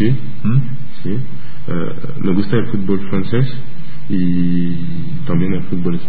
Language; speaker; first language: Spanish; non-native, learner; French